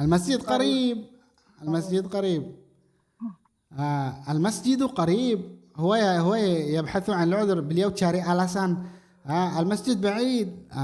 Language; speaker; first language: Arabic; non-native, fluent; Indonesian